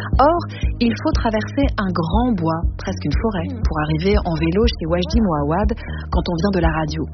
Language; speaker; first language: French; native; French